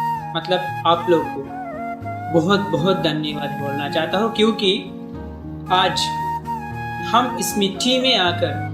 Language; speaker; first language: Hindi; non-native, learner; Sinhala